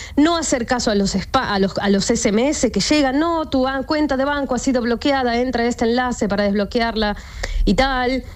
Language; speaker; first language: Spanish; native; Spanish